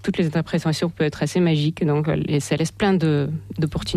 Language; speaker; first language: French; non-native, fluent; Russian